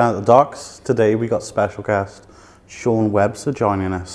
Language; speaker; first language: English; native; English